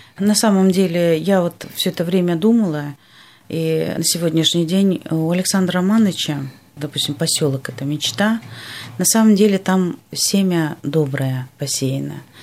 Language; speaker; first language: Russian; non-native, local second language; Kyrgyz